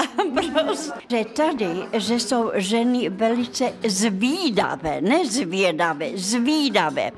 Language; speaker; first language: Czech; non-native, fluent; Russian